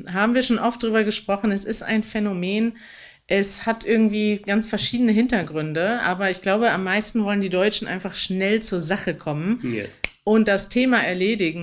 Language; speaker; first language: German; native; German